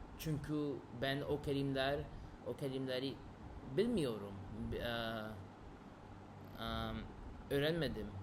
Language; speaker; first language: Turkish; non-native, learner; English